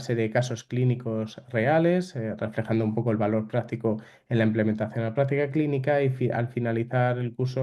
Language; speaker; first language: Spanish; native; Spanish